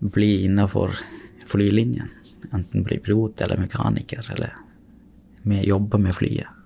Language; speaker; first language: Norwegian; early bilingual, other home language; Sinhala